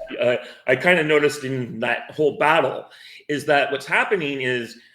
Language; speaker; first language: English; native; English